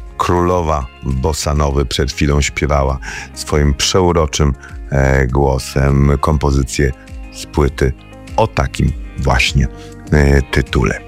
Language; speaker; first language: Polish; native; Polish